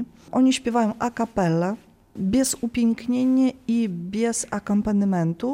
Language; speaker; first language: Polish; early bilingual, heritage; Polish